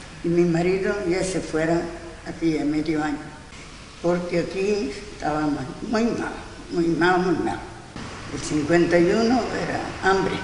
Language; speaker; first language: Spanish; non-native, local second language; Galician